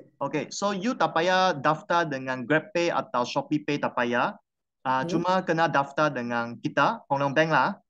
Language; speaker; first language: Malay; non-native, local second language; Chinese